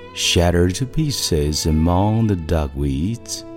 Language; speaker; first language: English; non-native, fluent; Chinese